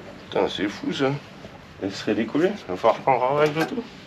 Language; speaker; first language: French; native; French